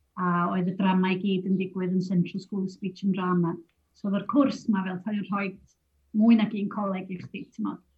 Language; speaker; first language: Welsh; native; Welsh